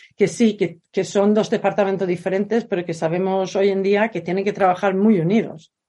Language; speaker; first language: Spanish; non-native, fluent; Swedish